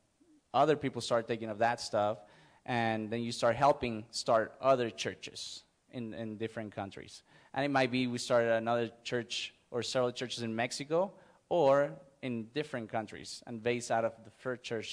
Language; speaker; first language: English; non-native, fluent; Spanish